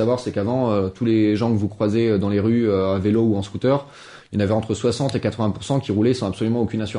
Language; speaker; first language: French; native; French